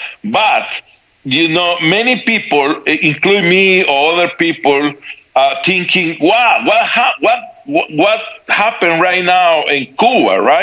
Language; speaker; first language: English; non-native, learner; Spanish